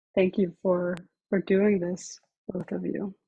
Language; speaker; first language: English; non-native, fluent; Danish